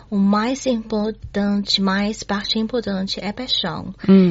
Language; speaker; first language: Portuguese; non-native, learner; Chinese